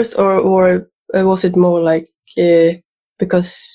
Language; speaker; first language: English; non-native, fluent; Swedish